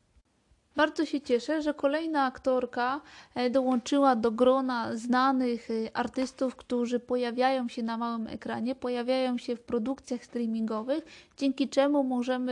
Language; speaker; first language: Polish; native; Polish